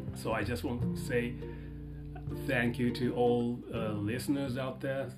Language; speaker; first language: English; non-native, fluent; Japanese